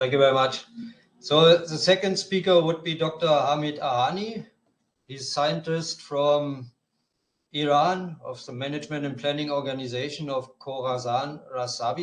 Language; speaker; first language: English; non-native, fluent; German